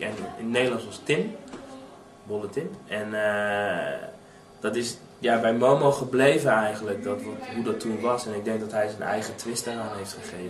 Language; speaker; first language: Dutch; native; Dutch